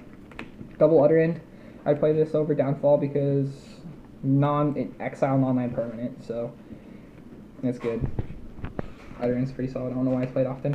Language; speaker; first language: English; native; English